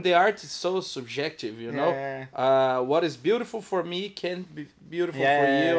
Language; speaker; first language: English; non-native, learner; Portuguese